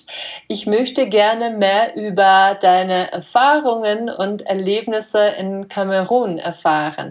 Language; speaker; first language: German; non-native, fluent; Czech